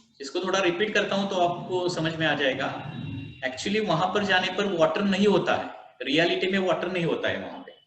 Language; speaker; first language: Hindi; non-native, local second language; Marathi